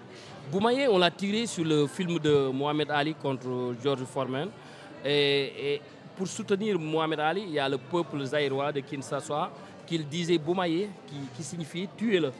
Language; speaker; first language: French; non-native, local second language; Wolof